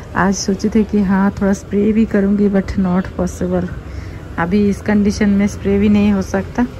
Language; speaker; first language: Hindi; non-native, local second language; Bangla